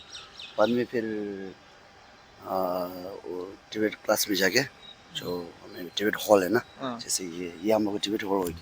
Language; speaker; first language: Hindi; non-native, local second language; Tibetan